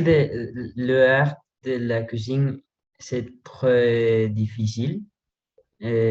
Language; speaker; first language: French; non-native, learner; Spanish